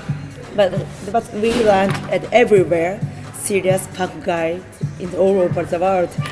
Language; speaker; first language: English; non-native, learner; Japanese